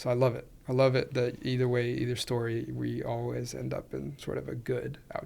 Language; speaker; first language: English; non-native, fluent; Spanish